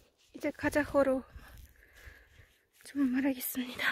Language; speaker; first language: Korean; non-native, learner; Kazakh